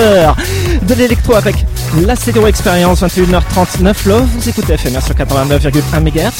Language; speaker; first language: French; native; French